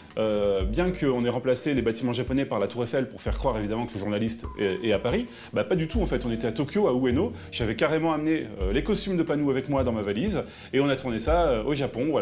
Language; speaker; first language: French; native; French